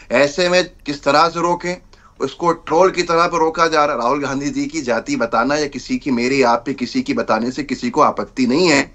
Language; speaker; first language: Hindi; native; Hindi